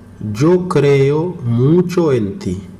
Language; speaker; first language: Spanish; non-native, fluent; Haitian Creole